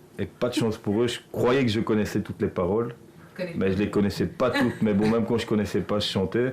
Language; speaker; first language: French; native; French